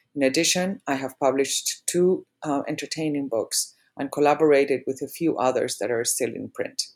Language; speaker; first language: English; non-native, fluent; Spanish